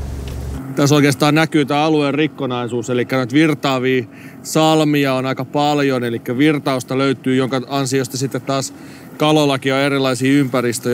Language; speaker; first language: Finnish; native; Finnish